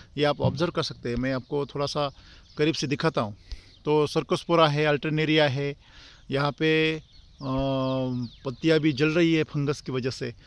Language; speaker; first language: Hindi; non-native, local second language; Marathi